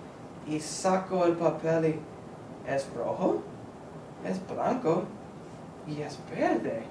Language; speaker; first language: Spanish; non-native, fluent; English